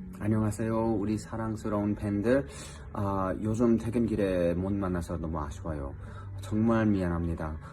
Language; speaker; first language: Korean; early bilingual, heritage; English